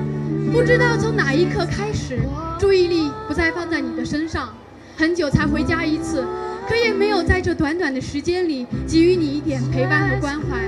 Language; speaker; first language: Chinese; native; Chinese